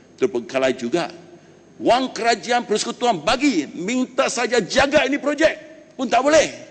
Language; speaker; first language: Malay; non-native, local second language; Chinese